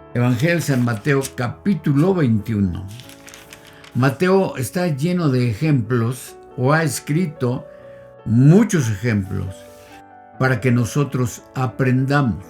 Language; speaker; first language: Spanish; native; Spanish